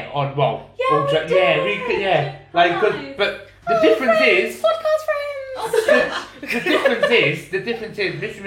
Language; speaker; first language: English; native; English